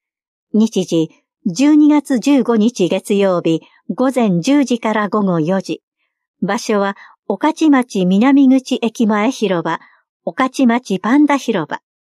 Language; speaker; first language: Japanese; native; Japanese